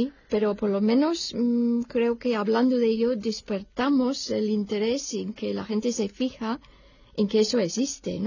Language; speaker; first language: Spanish; non-native, fluent; English